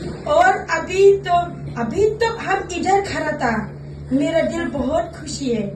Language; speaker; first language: Hindi; non-native, local second language; Khasi